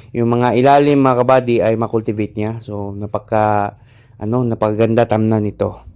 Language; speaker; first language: Filipino; non-native, local second language; Cebuano